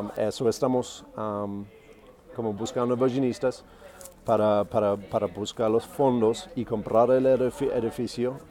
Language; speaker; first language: Spanish; non-native, fluent; English